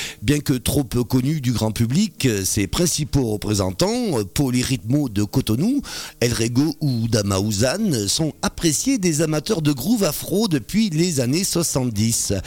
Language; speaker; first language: French; native; French